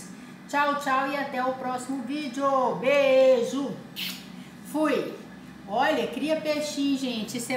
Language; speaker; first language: Portuguese; native; Portuguese